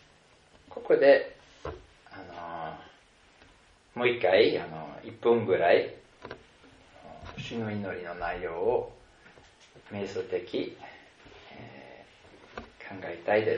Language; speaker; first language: Japanese; non-native, fluent; German